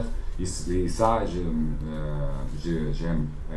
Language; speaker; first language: French; non-native, learner; Portuguese